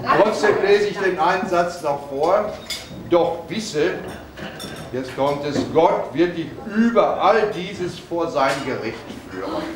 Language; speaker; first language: German; native; German